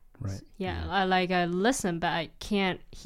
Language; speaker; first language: English; non-native, fluent; Chinese